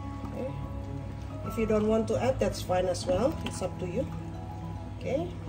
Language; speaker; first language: English; non-native, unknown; Indonesian